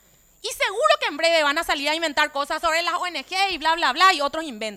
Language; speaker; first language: Spanish; native; Spanish